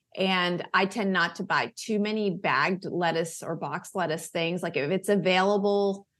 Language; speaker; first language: English; native; English